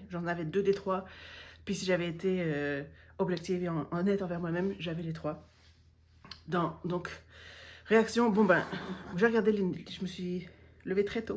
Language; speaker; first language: French; native; French